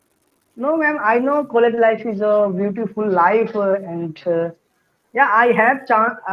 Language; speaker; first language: English; non-native, learner; Hindi